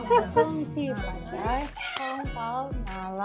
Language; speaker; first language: Chinese; non-native, learner; Indonesian